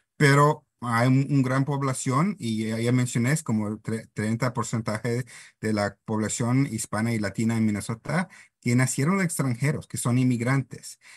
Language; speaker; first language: Spanish; non-native, fluent; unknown